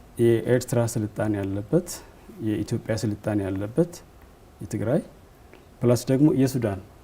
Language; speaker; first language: Amharic; non-native, local second language; Tigrinya